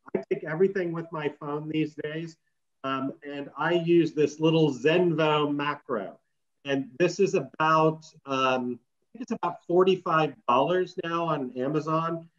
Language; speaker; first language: English; native; English